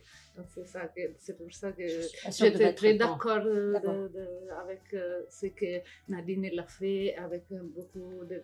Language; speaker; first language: French; non-native, fluent; Italian